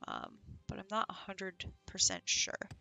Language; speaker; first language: English; native; English